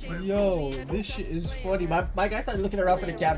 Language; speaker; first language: English; native; English